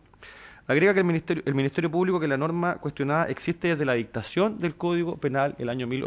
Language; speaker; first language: Spanish; native; Spanish